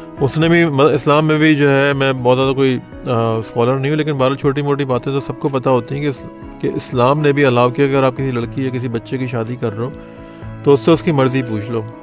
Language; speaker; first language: Urdu; native; Urdu